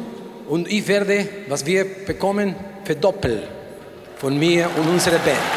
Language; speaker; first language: German; non-native, learner; Spanish